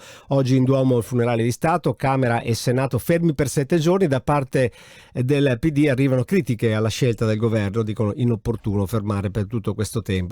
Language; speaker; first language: Italian; native; Italian